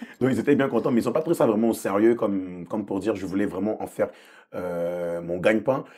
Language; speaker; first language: French; early bilingual, other home language; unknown